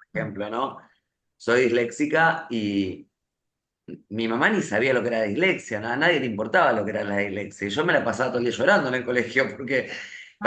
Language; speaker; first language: Spanish; native; Spanish